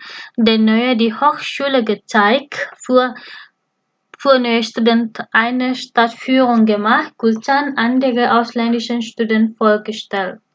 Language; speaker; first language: German; non-native, fluent; Indonesian